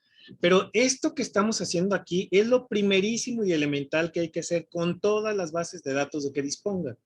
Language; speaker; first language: Spanish; native; Spanish